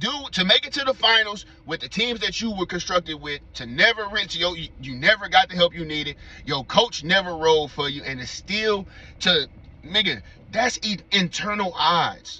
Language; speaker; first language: English; native; English